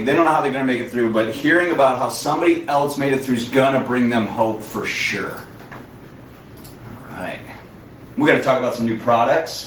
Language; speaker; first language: English; native; English